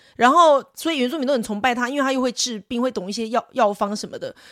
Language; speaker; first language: Chinese; non-native, local second language; Min Nan Chinese